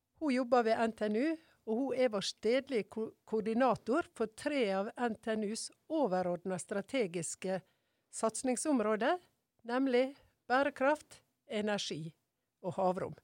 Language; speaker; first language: Norwegian; native; Norwegian